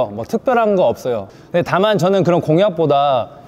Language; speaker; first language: Korean; native; Korean